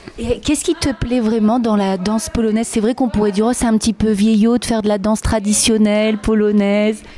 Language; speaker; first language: French; native; French